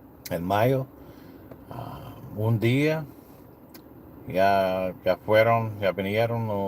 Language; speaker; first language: Spanish; non-native, learner; English